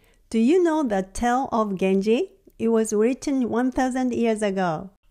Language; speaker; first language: English; non-native, fluent; Japanese